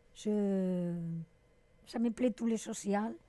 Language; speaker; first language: French; non-native, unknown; Spanish